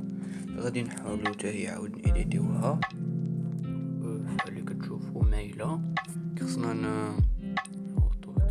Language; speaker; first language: Arabic; native; Arabic